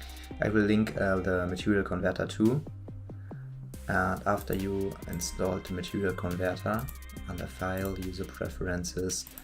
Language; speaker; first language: English; non-native, fluent; German